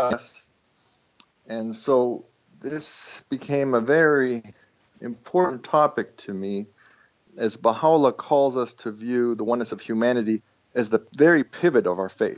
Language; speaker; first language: English; non-native, fluent; Estonian